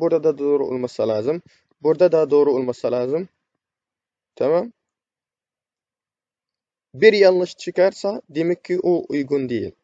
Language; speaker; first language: Turkish; non-native, fluent; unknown